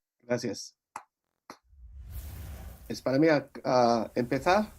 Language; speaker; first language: Spanish; non-native, learner; English